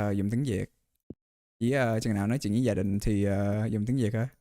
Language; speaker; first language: Vietnamese; early bilingual, heritage; Vietnamese